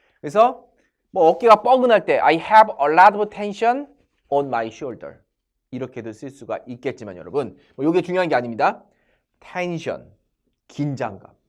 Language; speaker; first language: Korean; native; Korean